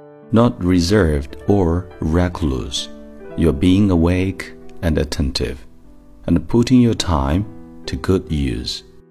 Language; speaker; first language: English; non-native, fluent; Chinese